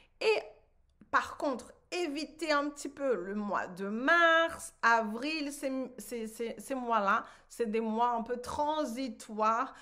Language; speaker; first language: French; non-native, fluent; Portuguese